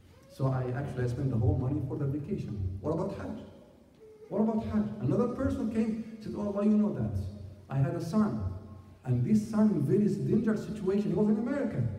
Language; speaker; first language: English; non-native, fluent; Arabic